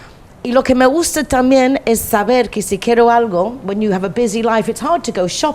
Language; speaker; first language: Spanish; non-native, fluent; English